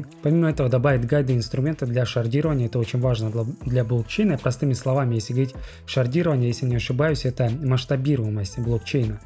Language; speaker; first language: Russian; native; Russian